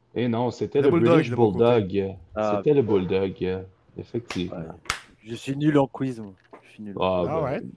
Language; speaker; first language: French; native; French